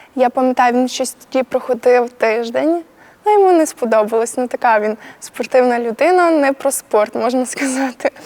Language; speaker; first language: Ukrainian; native; Ukrainian